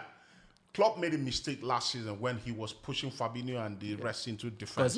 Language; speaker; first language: English; non-native, local second language; Ibibio